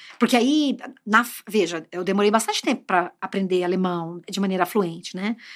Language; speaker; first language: Portuguese; native; Portuguese